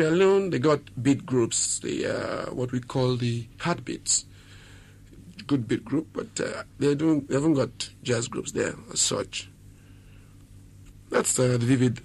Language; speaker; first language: English; non-native, local second language; Yoruba